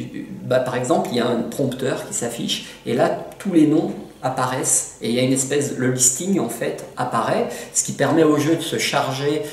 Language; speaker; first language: French; native; French